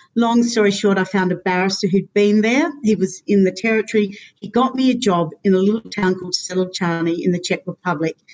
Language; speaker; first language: English; native; English